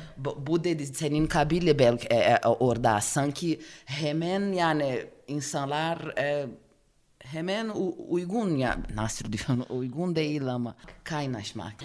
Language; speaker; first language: Turkish; non-native, learner; Portuguese